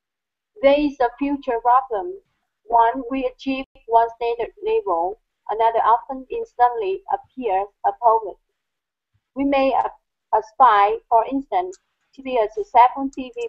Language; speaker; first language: English; non-native, learner; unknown